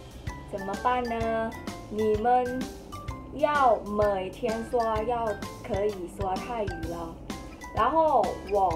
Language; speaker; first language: Chinese; non-native, learner; Thai